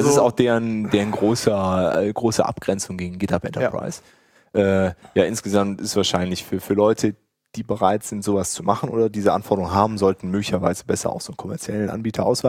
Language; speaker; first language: German; native; German